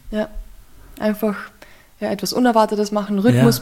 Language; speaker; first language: German; native; German